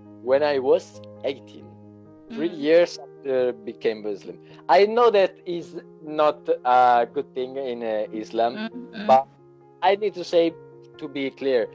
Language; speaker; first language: English; non-native, learner; Italian